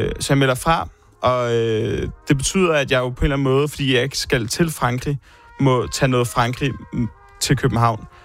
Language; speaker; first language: Danish; early bilingual, other home language; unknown